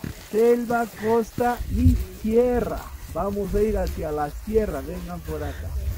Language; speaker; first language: Spanish; native; Spanish